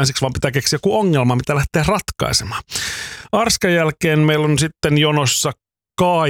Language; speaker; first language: Finnish; native; Finnish